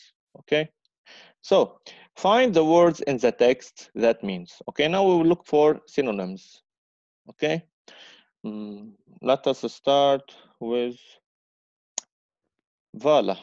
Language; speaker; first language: English; non-native, fluent; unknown